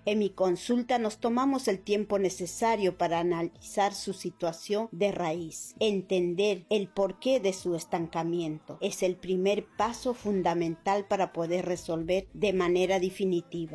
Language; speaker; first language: Spanish; native; Spanish